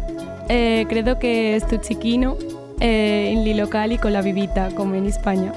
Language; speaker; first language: Italian; non-native, learner; Spanish